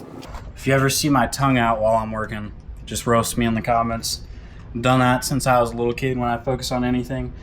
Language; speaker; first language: English; native; English